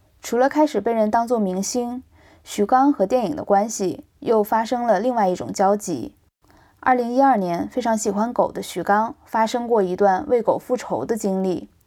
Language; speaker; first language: Chinese; native; Chinese